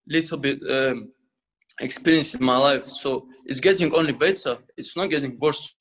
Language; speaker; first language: English; non-native, fluent; Russian